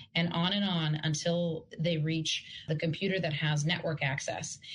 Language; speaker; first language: English; non-native, fluent; Russian